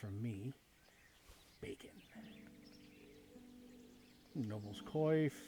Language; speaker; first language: English; native; English